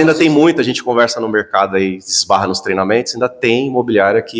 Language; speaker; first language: Portuguese; native; Portuguese